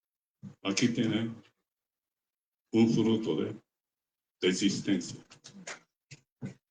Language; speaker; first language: Spanish; non-native, learner; Japanese